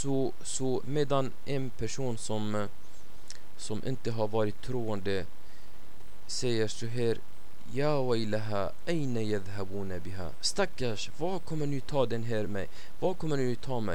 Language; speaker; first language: Swedish; non-native, fluent; Arabic